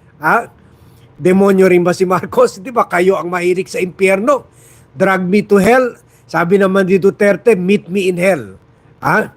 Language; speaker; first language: Filipino; non-native, local second language; Chavacano